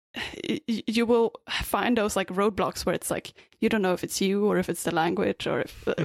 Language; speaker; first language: English; non-native, fluent; Swedish